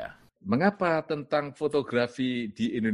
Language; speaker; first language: Indonesian; native; Indonesian